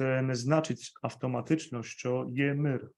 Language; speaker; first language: Ukrainian; non-native, fluent; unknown